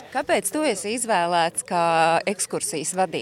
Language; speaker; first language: Latvian; native; Latvian